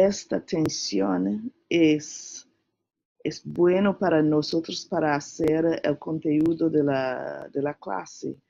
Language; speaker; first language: Spanish; non-native, learner; English